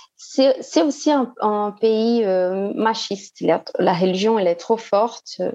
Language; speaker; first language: French; non-native, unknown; Portuguese